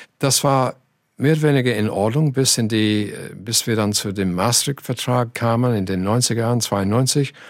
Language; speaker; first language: German; non-native, fluent; English